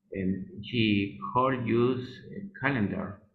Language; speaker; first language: English; non-native, learner; Spanish